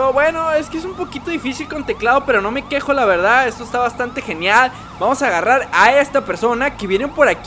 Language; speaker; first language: Spanish; native; Spanish